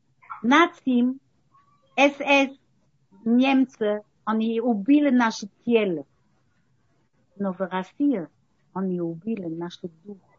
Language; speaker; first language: Russian; early bilingual, heritage; Russian